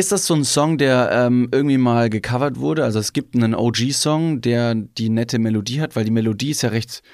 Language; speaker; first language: German; native; German